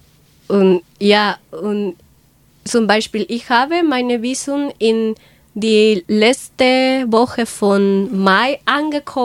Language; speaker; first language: German; non-native, learner; Spanish